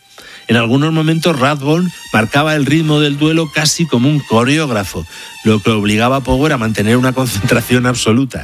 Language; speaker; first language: Spanish; native; Spanish